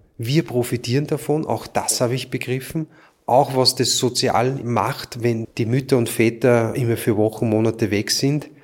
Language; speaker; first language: German; native; German